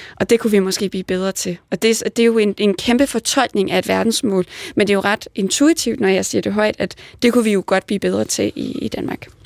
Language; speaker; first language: Danish; native; Danish